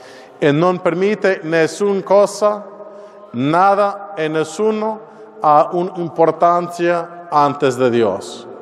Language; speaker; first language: Spanish; non-native, learner; English